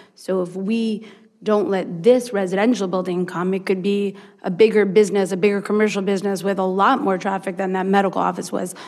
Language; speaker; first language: English; native; English